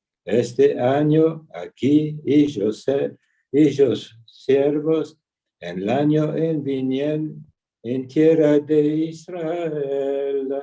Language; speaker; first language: Spanish; early bilingual, heritage; Ladino